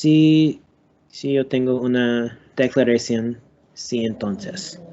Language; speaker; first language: Spanish; non-native, learner; English